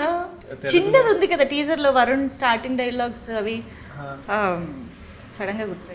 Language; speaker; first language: Telugu; native; Telugu